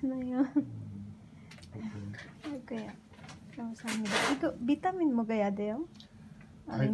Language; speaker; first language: Korean; non-native, learner; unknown